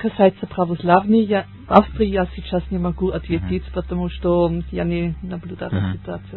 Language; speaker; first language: Russian; non-native, learner; German